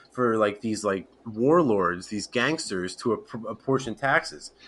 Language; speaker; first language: English; native; English